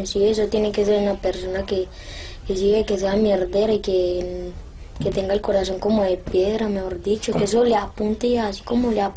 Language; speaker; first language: Spanish; native; Spanish